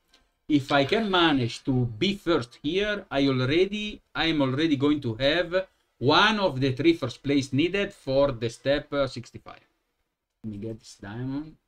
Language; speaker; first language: English; non-native, fluent; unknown